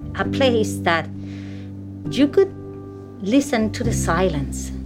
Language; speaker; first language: English; non-native, fluent; Spanish